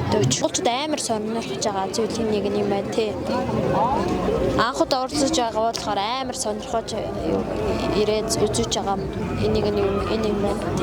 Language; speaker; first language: Mongolian; non-native, local second language; Kazakh